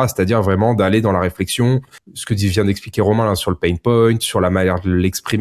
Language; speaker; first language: French; native; French